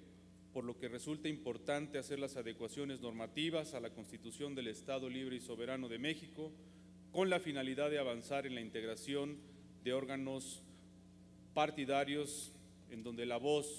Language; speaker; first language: Spanish; native; Spanish